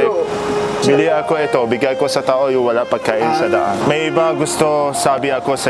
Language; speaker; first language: Filipino; non-native, learner; Arabic